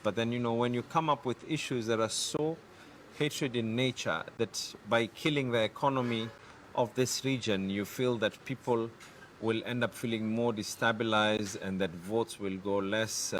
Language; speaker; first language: English; non-native, local second language; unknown